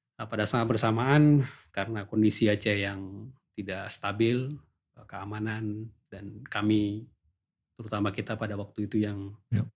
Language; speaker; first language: Indonesian; non-native, local second language; Achinese